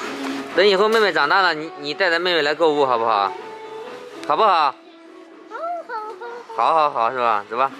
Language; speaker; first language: Chinese; native; Chinese